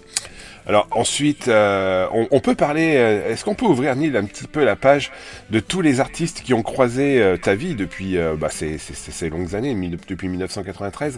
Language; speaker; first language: French; native; French